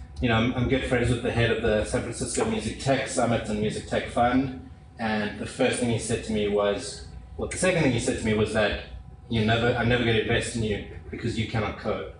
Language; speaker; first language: English; native; English